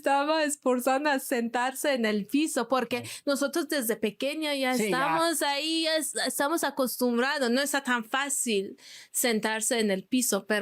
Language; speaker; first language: Spanish; non-native, fluent; Persian